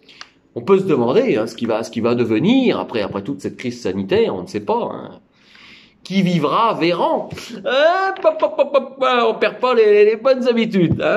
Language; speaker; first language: French; native; French